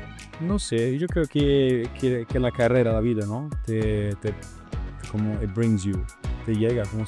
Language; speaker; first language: Spanish; non-native, learner; Italian